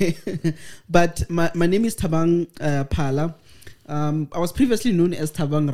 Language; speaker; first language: English; non-native, local second language; Northern Sotho